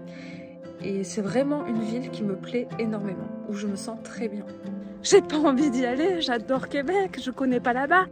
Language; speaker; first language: French; native; French